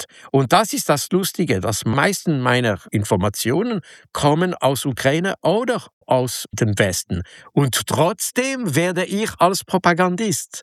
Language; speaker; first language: German; non-native, local second language; French